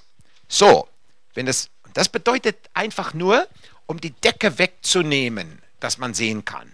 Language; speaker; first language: German; non-native, fluent; English